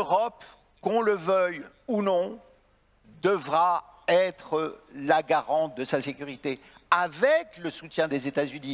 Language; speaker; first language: French; native; French